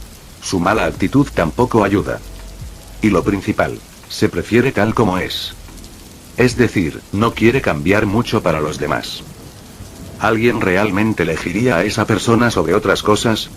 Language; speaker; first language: Spanish; native; Spanish